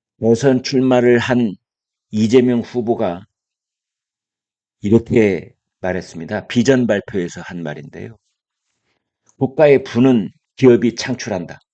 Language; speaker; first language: Korean; native; Korean